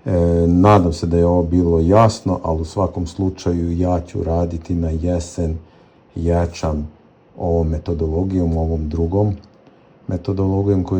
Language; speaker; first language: Croatian; native; Croatian